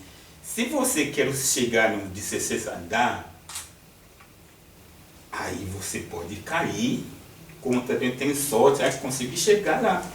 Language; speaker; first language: Portuguese; non-native, fluent; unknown